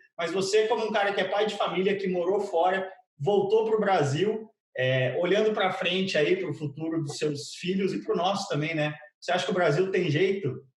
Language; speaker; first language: Portuguese; native; Portuguese